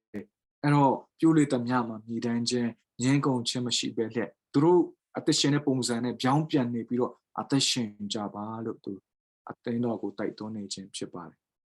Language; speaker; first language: Burmese; non-native, local second language; Tedim Chin